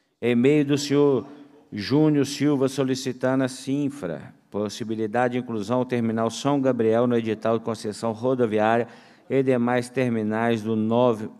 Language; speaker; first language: Portuguese; native; Portuguese